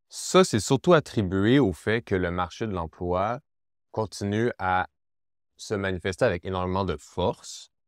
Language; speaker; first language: French; native; French